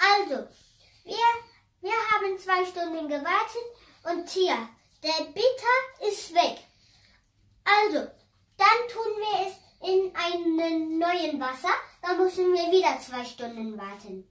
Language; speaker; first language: German; non-native, fluent; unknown